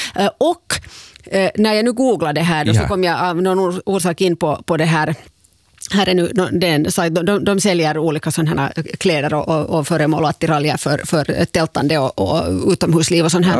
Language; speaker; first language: Swedish; native; Swedish